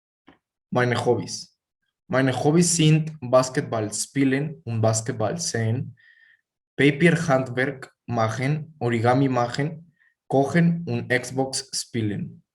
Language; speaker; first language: German; non-native, learner; Spanish